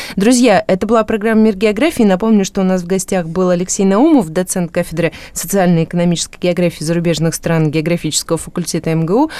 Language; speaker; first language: Russian; native; Russian